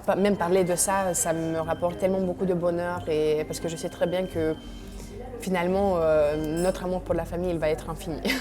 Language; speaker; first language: French; non-native, fluent; Romanian